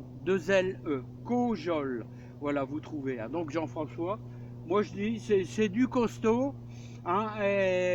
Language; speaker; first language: French; native; French